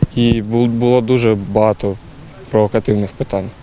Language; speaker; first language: Ukrainian; native; Ukrainian